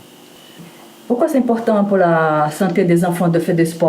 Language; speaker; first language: French; non-native, learner; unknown